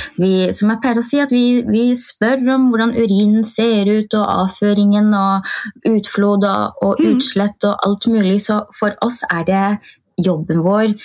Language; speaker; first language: Norwegian; early bilingual, other home language; Arabic